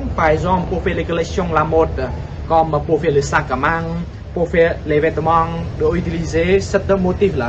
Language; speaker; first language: French; non-native, fluent; Khmer